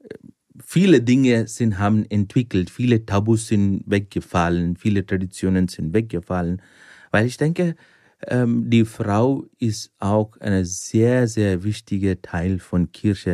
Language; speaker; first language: German; non-native, fluent; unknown